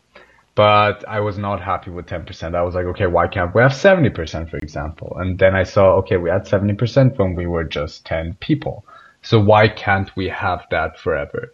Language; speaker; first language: English; non-native, fluent; Persian